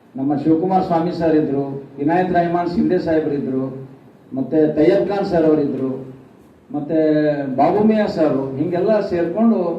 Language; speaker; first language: Kannada; non-native, local second language; Urdu